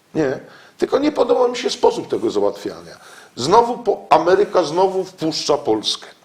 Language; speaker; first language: Polish; native; Polish